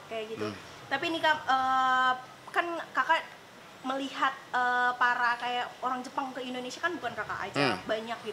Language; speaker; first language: Indonesian; native; Indonesian